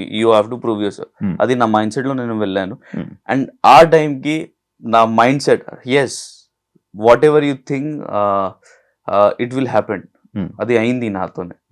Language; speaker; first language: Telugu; non-native, learner; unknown